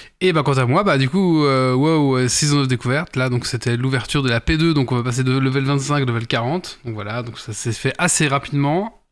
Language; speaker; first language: French; native; French